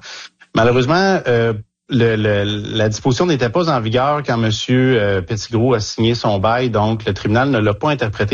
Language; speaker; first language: French; native; French